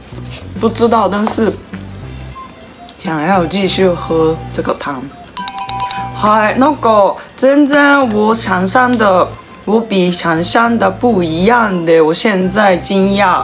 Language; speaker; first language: Chinese; non-native, learner; Japanese